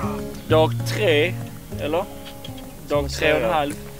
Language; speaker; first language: Swedish; native; Swedish